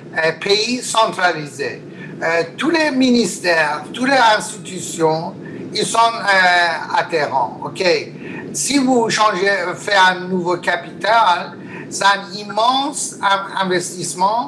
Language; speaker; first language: French; non-native, learner; Persian